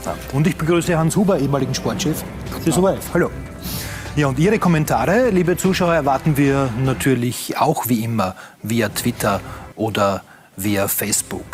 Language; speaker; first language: German; native; German